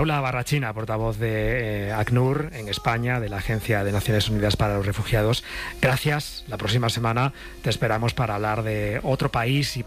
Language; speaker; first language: Spanish; native; Spanish